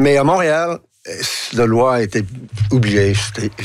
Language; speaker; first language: French; non-native, local second language; English